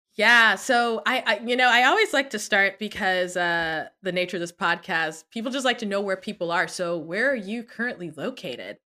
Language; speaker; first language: English; early bilingual, other home language; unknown